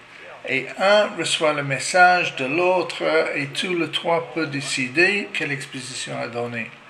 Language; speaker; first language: French; non-native, learner; English